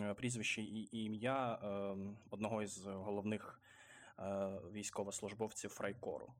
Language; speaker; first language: Ukrainian; non-native, local second language; Russian